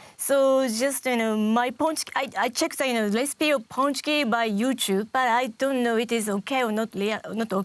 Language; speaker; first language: English; non-native, learner; Japanese